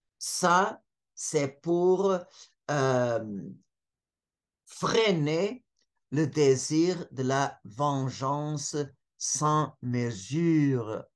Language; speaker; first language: French; non-native, fluent; Portuguese